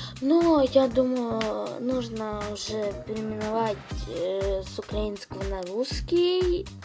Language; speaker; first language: Russian; non-native, local second language; Ukrainian